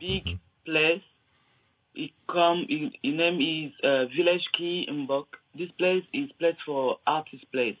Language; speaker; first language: English; non-native, learner; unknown